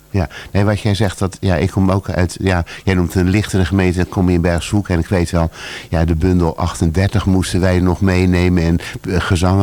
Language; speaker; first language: Dutch; native; Dutch